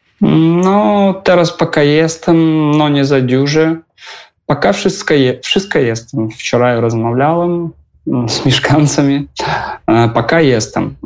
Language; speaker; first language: Polish; non-native, learner; Russian